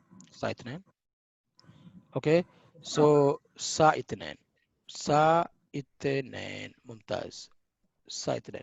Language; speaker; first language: Arabic; non-native, fluent; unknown